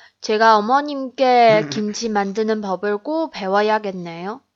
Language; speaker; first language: Korean; non-native, fluent; Chinese